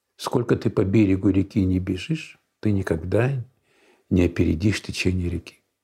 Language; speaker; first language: Russian; native; Russian